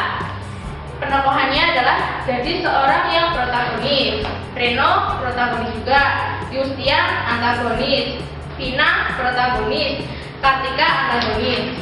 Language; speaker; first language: Indonesian; native; Indonesian